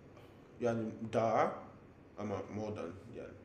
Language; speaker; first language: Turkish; non-native, learner; English